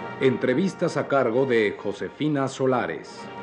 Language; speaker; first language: Spanish; native; Spanish